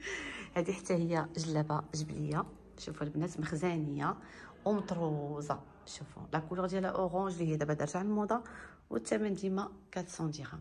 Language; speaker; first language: Arabic; native; Arabic